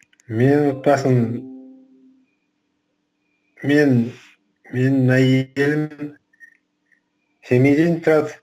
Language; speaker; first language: Kazakh; non-native, local second language; Russian